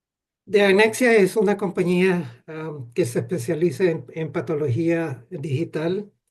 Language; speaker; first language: Spanish; non-native, fluent; English